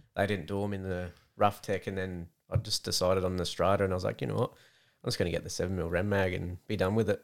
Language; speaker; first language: English; native; English